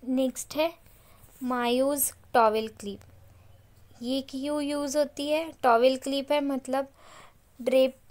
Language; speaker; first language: Hindi; non-native, local second language; Marathi